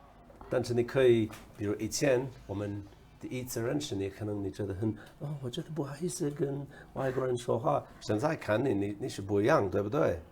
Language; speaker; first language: Chinese; non-native, fluent; English